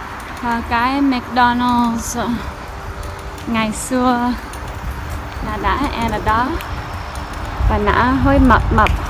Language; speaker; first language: Vietnamese; non-native, fluent; English